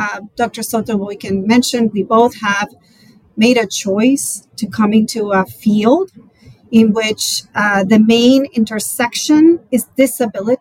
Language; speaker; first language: English; non-native, fluent; Spanish